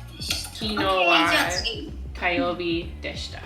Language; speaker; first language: Japanese; non-native, learner; English